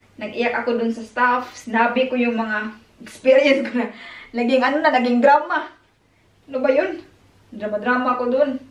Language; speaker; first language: Filipino; non-native, local second language; Cebuano